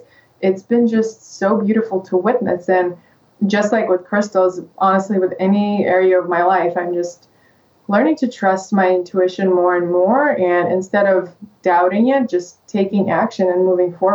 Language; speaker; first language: English; non-native, fluent; Russian